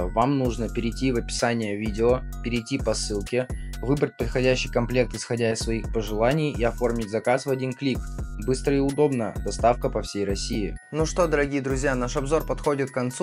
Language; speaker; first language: Russian; native; Russian